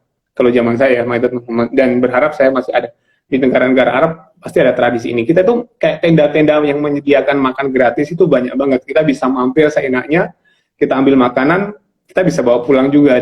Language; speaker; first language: Indonesian; non-native, local second language; Javanese